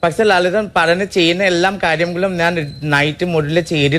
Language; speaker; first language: Malayalam; non-native, learner; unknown